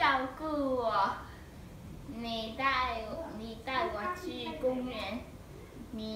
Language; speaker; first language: Chinese; non-native, learner; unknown